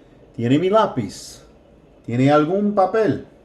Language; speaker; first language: Spanish; non-native, fluent; English